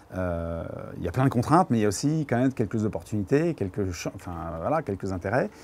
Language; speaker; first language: French; native; French